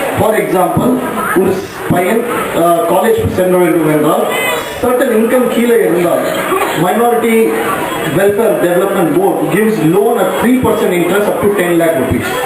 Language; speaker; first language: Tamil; non-native, local second language; Marwari